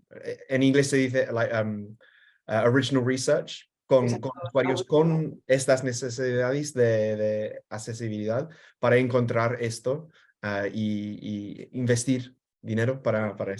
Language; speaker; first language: Spanish; non-native, fluent; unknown